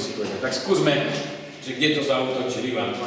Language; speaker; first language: Slovak; native; Slovak